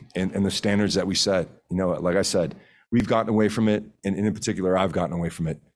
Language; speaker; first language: English; early bilingual, other home language; Spanish